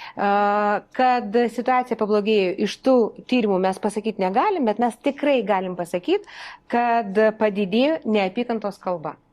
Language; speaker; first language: Lithuanian; non-native, local second language; Russian